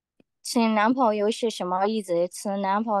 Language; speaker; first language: Chinese; non-native, learner; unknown